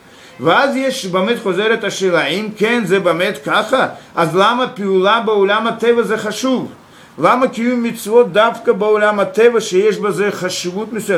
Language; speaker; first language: Hebrew; non-native, fluent; Russian